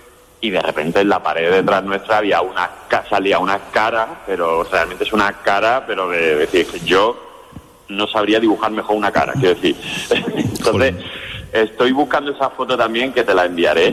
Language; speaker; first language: Spanish; native; Spanish